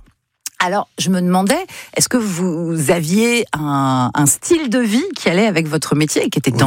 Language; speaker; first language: French; native; French